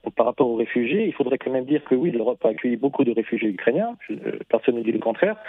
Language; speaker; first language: French; non-native, fluent; Russian